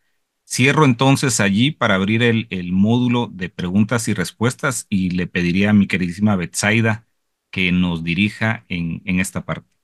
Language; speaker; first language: Spanish; native; Spanish